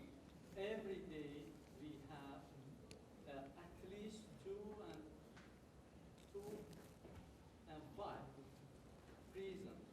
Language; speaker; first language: English; non-native, learner; Azerbaijani